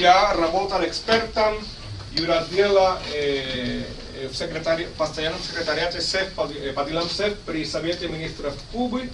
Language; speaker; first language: Russian; non-native, fluent; Spanish